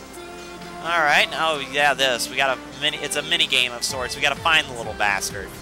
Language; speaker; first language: English; native; English